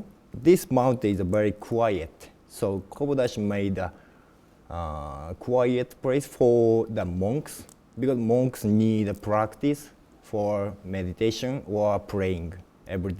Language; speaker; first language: English; non-native, learner; Japanese